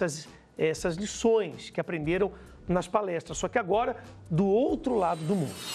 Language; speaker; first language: Portuguese; native; Portuguese